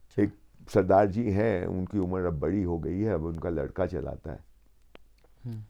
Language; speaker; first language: Hindi; native; Hindi